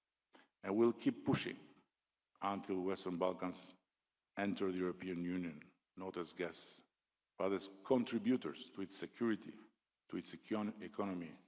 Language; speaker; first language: English; non-native, local second language; Albanian